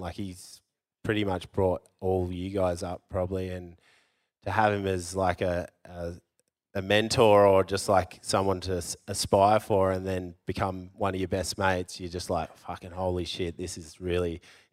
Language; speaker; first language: English; native; English